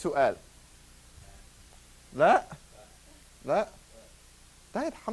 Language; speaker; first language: Arabic; native; Arabic